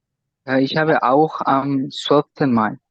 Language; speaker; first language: German; non-native, learner; Bangla